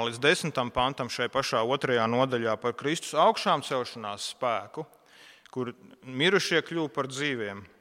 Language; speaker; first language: Latvian; non-native, local second language; Russian